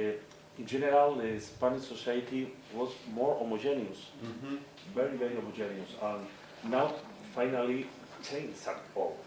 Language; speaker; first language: English; non-native, fluent; Spanish